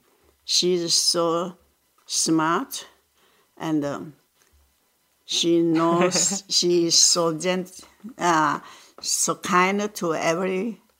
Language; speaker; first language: English; non-native, learner; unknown